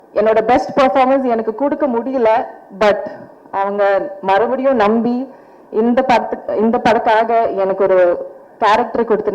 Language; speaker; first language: Tamil; non-native, fluent; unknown